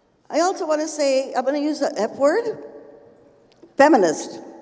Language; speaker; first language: English; early bilingual, other home language; Spanish